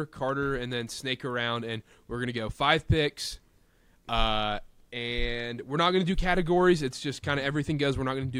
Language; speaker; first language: English; native; English